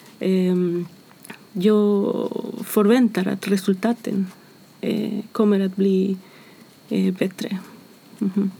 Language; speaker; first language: Swedish; non-native, fluent; Spanish